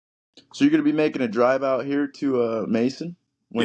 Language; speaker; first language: English; native; English